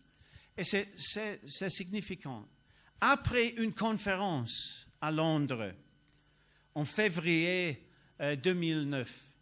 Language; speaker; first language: French; non-native, learner; English